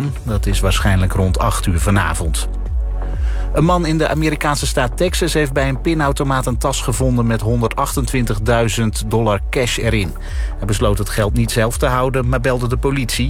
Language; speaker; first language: Dutch; native; Dutch